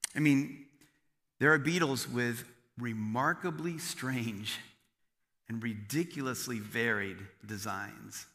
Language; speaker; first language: English; native; English